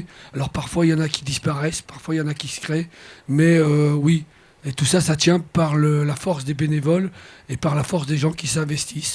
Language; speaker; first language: French; native; French